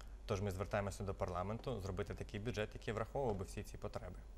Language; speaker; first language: Ukrainian; native; Ukrainian